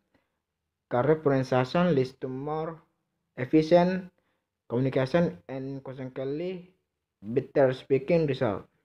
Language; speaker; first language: English; non-native, learner; Indonesian